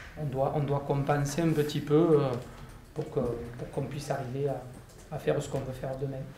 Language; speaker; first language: French; native; French